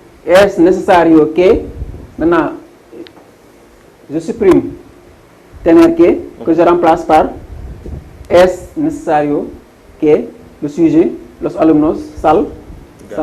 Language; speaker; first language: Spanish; non-native, fluent; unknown